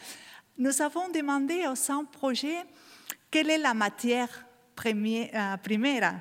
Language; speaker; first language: French; non-native, learner; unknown